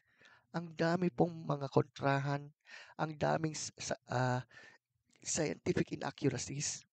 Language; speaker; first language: Filipino; native; Filipino